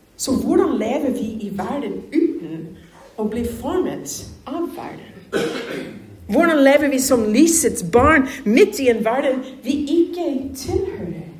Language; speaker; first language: Norwegian; non-native, fluent; English